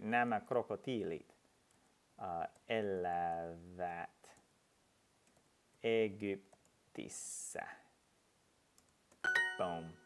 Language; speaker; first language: Finnish; non-native, learner; English